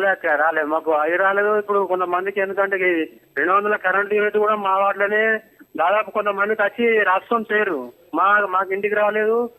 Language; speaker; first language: Telugu; native; Telugu